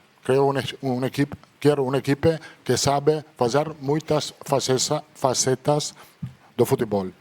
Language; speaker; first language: Portuguese; non-native, learner; Italian